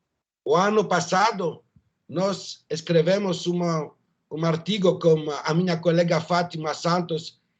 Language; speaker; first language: Portuguese; non-native, learner; French